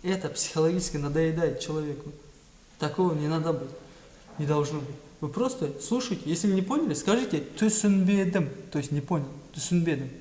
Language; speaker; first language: Russian; non-native, local second language; Kazakh